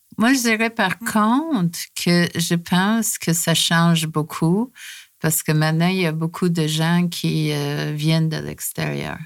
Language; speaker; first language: French; non-native, fluent; English